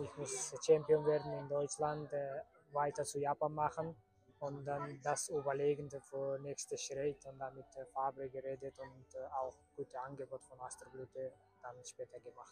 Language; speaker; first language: German; non-native, learner; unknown